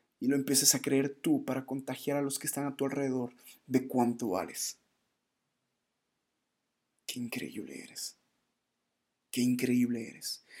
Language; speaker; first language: Spanish; native; Spanish